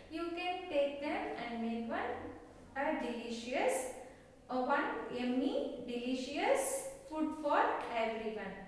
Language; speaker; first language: English; non-native, local second language; Kannada